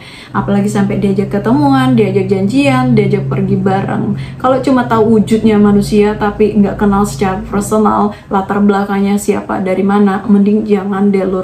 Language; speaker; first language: Indonesian; native; Indonesian